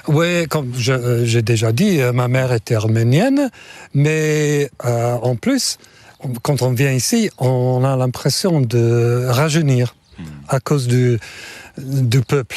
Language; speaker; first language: French; non-native, fluent; English